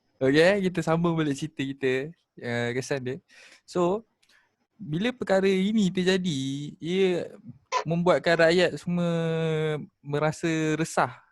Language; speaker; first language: Malay; native; Malay